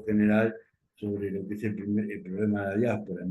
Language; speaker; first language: Spanish; native; Spanish